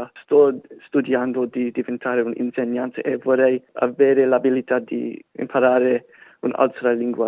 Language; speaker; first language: Italian; non-native, fluent; English